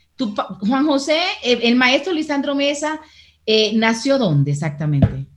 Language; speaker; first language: Spanish; native; Spanish